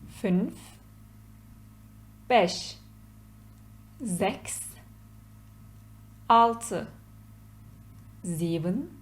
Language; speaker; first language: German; non-native, fluent; Turkish